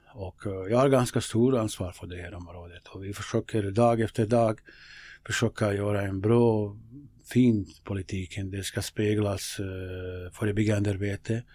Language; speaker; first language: Swedish; non-native, fluent; Bosnian